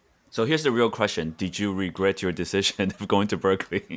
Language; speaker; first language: English; non-native, fluent; Chinese